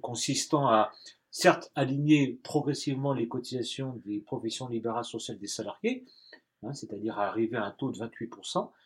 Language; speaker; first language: French; native; French